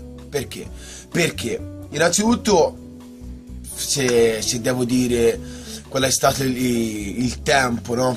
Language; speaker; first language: Italian; native; Italian